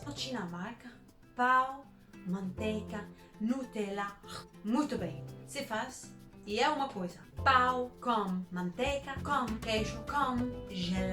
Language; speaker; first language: Portuguese; non-native, learner; Danish